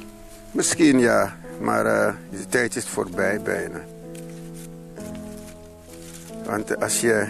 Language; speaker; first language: Dutch; non-native, local second language; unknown